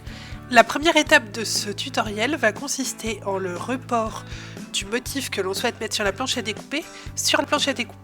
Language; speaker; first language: French; native; French